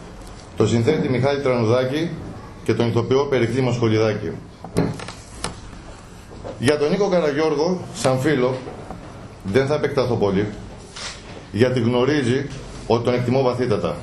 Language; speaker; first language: Greek; native; Greek